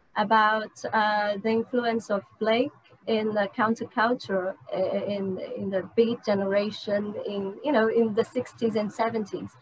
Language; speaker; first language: English; non-native, fluent; Portuguese